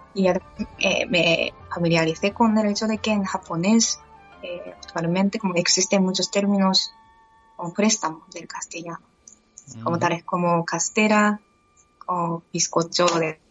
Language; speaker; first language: Spanish; non-native, fluent; Japanese